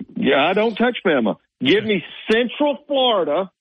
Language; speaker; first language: English; native; English